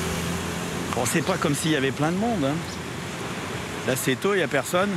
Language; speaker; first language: French; native; French